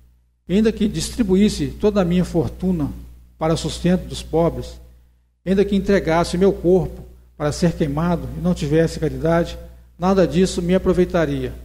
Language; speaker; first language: Portuguese; native; Portuguese